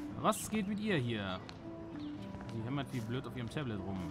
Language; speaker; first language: German; native; German